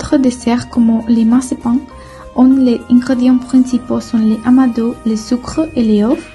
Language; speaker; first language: French; non-native, learner; Russian